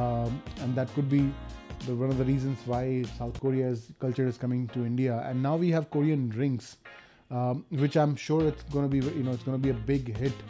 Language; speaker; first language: English; non-native, local second language; Hindi